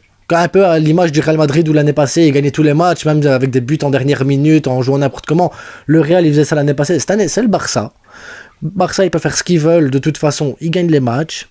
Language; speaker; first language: French; native; French